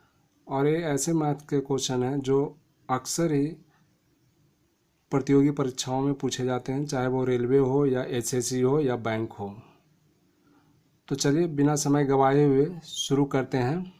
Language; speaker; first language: Hindi; native; Hindi